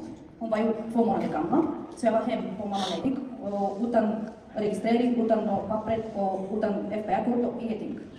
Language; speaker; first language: Swedish; non-native, fluent; Bulgarian